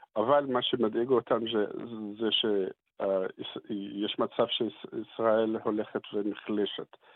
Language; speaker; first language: Hebrew; non-native, fluent; Arabic